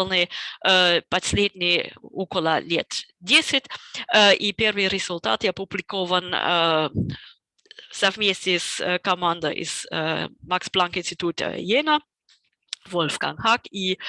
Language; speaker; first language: Russian; non-native, fluent; German